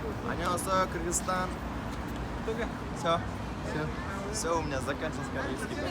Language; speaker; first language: Russian; non-native, local second language; Kyrgyz